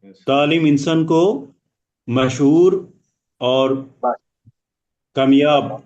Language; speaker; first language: Hindi; non-native, learner; Bangla